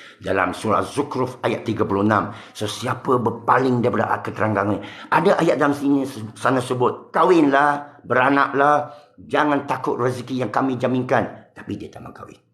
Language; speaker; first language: Malay; non-native, local second language; Min Nan Chinese